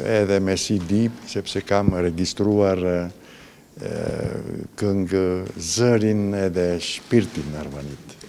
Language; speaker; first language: Albanian; non-native, fluent; Greek